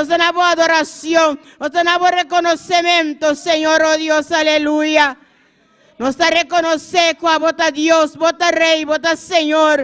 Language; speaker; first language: Spanish; non-native, learner; Papiamento